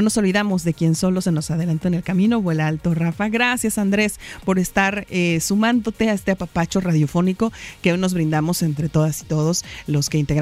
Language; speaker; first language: Spanish; native; Spanish